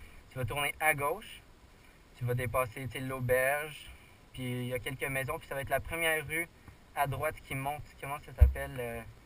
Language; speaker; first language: French; early bilingual, heritage; French